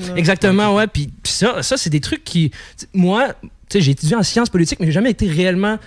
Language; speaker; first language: French; native; French